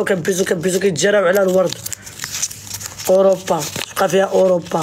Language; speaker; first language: Arabic; native; Arabic